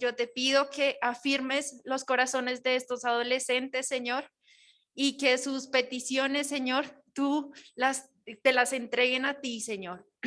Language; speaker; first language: Spanish; native; Spanish